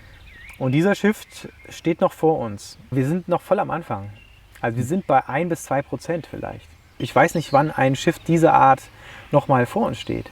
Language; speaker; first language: German; native; German